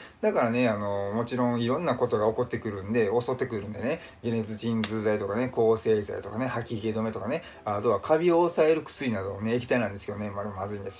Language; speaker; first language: Japanese; native; Japanese